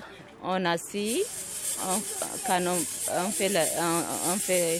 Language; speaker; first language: French; non-native, learner; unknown